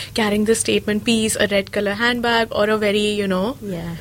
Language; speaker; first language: English; non-native, local second language; Marathi